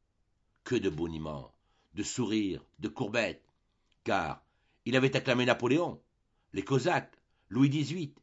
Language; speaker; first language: French; native; French